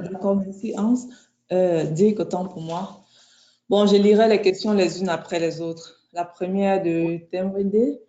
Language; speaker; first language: French; native; French